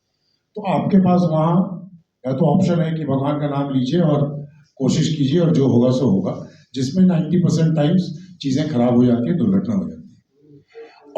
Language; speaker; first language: Hindi; native; Hindi